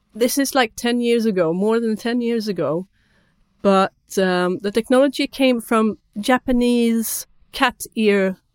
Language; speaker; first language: English; non-native, fluent; Swedish